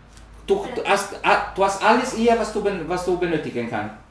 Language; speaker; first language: German; non-native, learner; Spanish